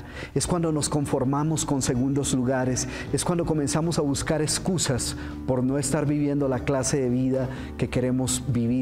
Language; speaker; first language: Spanish; native; Spanish